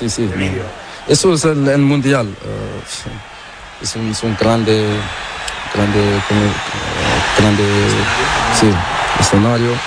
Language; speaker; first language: Spanish; non-native, learner; Portuguese